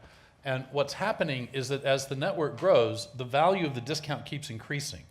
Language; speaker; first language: English; native; English